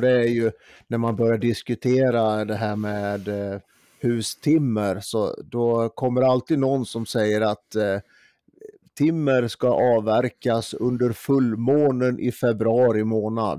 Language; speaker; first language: Swedish; native; Swedish